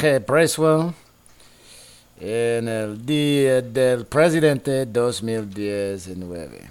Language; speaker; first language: Spanish; non-native, learner; English